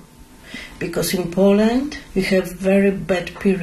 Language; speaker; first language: English; non-native, learner; Polish